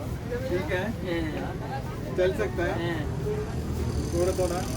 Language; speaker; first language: Hindi; non-native, local second language; Malayalam